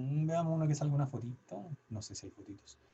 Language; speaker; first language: Spanish; native; Spanish